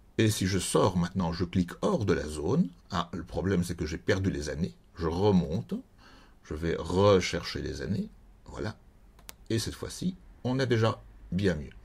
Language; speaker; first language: French; native; French